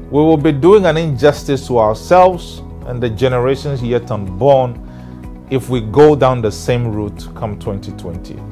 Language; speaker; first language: English; non-native, local second language; Ewe